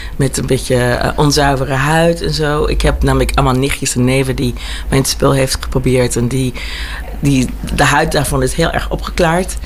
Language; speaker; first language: Dutch; early bilingual, heritage; Dutch